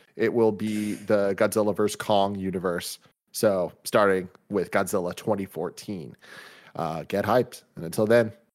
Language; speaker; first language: English; native; English